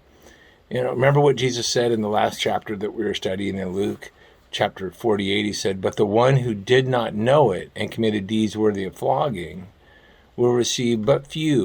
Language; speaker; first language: English; native; English